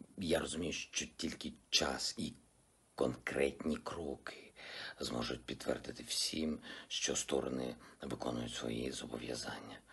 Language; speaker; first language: Ukrainian; non-native, local second language; Russian